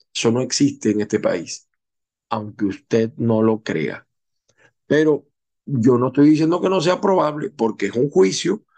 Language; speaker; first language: Spanish; native; Spanish